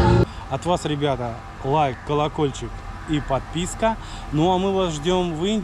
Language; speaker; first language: Russian; native; Russian